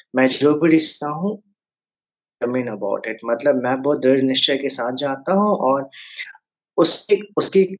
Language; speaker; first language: Hindi; native; Hindi